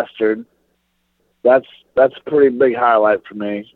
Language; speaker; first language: English; native; English